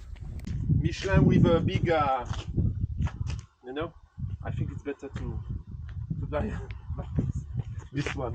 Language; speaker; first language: English; non-native, learner; French